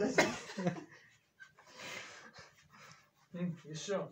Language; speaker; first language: Russian; non-native, learner; Turkish